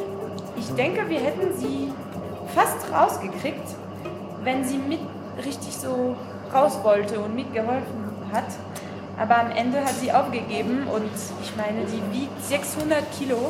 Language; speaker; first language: German; non-native, learner; French